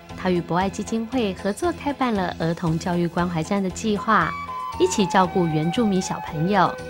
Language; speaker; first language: Chinese; native; Chinese